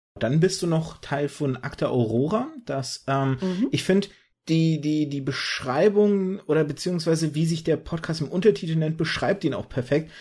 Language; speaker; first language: German; early bilingual, other home language; Russian